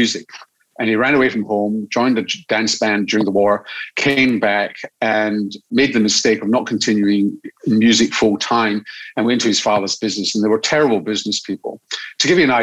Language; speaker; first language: English; native; English